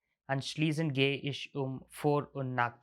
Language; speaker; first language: German; non-native, fluent; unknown